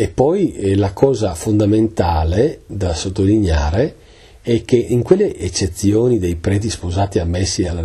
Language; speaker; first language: Italian; native; Italian